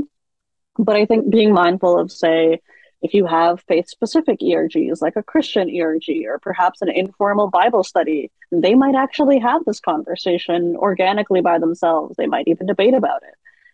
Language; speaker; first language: English; native; English